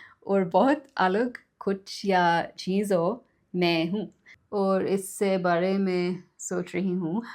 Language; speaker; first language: Hindi; non-native, learner; English